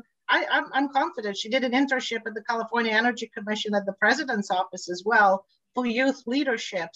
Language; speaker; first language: English; non-native, local second language; Bulgarian